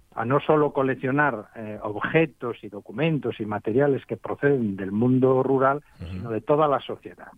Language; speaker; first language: Spanish; native; Spanish